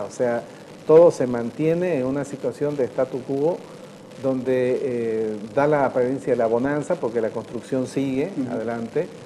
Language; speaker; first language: Spanish; native; Spanish